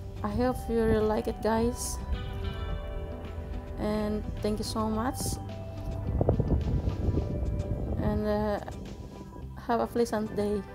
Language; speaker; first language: English; non-native, learner; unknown